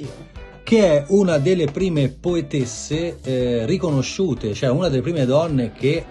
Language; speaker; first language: Italian; native; Italian